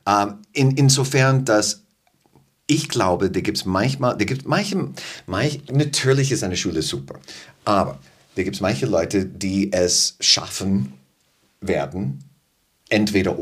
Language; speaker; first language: German; non-native, fluent; English